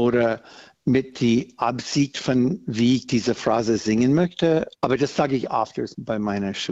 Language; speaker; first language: German; non-native, fluent; English